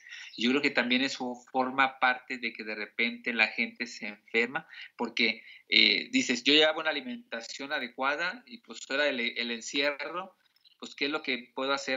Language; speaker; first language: Spanish; native; Spanish